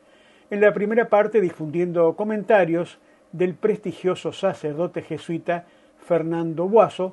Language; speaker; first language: Spanish; native; Spanish